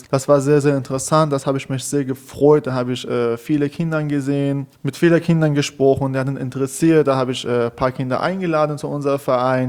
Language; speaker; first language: German; non-native, learner; Persian